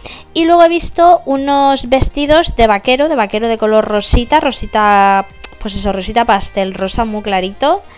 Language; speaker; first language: Spanish; native; Spanish